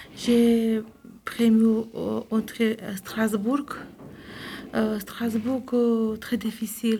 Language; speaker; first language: French; non-native, learner; Georgian